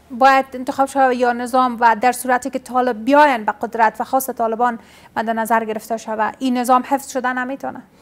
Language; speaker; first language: Persian; native; Persian